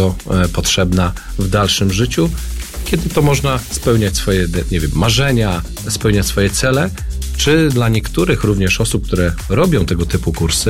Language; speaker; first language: Polish; native; Polish